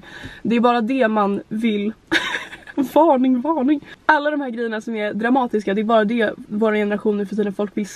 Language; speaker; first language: Swedish; native; Swedish